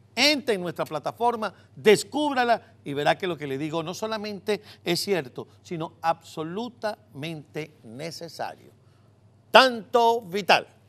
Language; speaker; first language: Spanish; native; Spanish